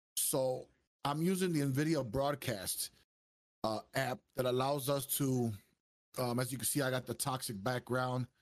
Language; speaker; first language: English; early bilingual, other home language; Spanish